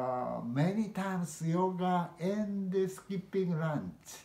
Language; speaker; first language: English; non-native, learner; Japanese